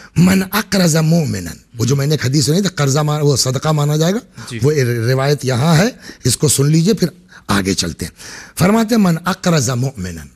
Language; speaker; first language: Hindi; native; Hindi